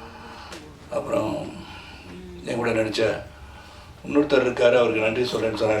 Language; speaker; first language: Tamil; native; Tamil